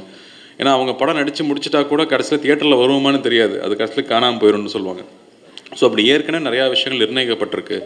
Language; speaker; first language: Tamil; native; Tamil